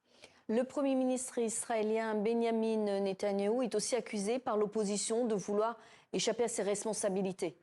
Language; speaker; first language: French; native; French